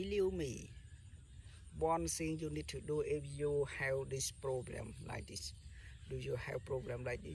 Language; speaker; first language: English; non-native, learner; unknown